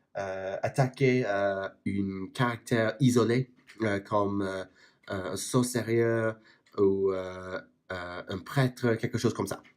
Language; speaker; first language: French; non-native, fluent; English